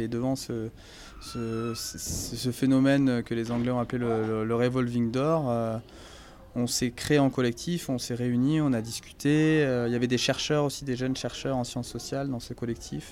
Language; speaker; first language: French; native; French